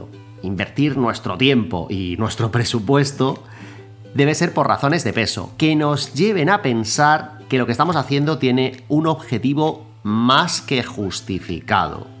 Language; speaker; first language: Spanish; native; Spanish